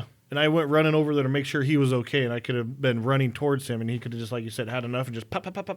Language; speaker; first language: English; native; English